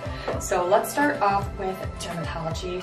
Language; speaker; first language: English; native; English